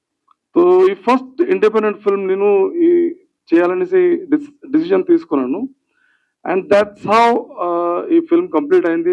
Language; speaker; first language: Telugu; early bilingual, heritage; Telugu